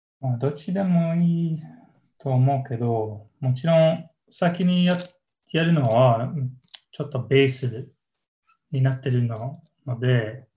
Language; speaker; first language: Japanese; non-native, learner; English